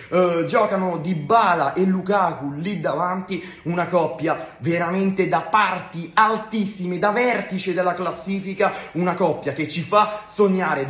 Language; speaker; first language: Italian; native; Italian